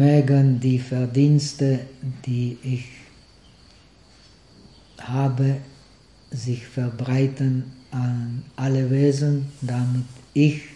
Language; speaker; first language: German; non-native, fluent; Czech